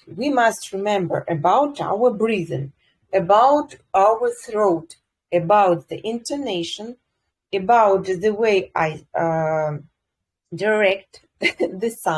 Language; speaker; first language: English; non-native, fluent; Russian